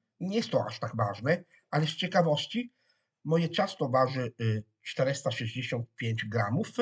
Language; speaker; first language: Polish; non-native, fluent; Italian